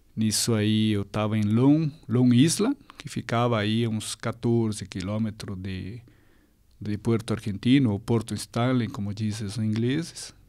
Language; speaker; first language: Portuguese; non-native, fluent; Spanish